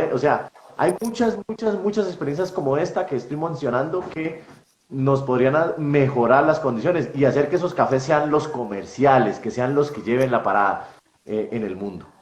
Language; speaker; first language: Spanish; native; Spanish